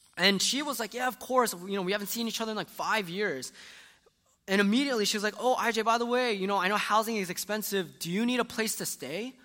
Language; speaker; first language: English; early bilingual, other home language; Korean